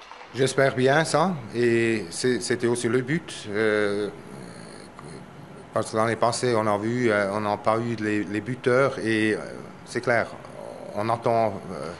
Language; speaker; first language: French; non-native, local second language; German